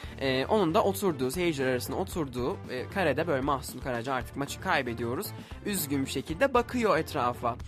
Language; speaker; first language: Turkish; native; Turkish